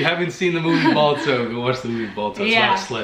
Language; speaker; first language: English; native; English